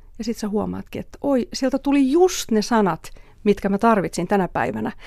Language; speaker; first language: Finnish; native; Finnish